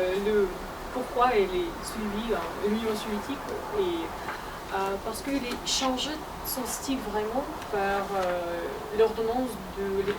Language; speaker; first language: French; non-native, fluent; Russian